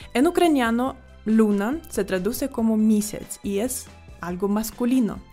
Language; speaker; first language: Spanish; non-native, fluent; Ukrainian